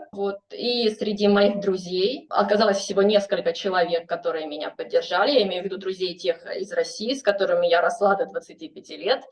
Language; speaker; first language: Russian; native; Russian